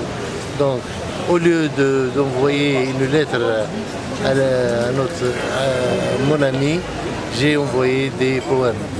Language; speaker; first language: French; non-native, local second language; Arabic